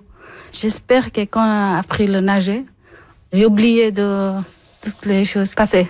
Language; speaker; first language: French; non-native, learner; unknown